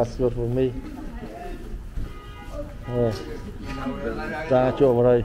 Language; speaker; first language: English; non-native, learner; Vietnamese